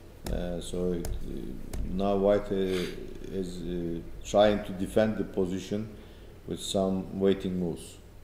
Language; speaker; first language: English; non-native, fluent; Turkish